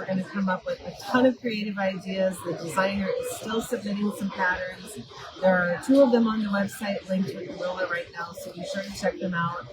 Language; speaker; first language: English; native; English